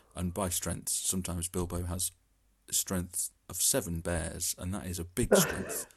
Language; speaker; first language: English; native; English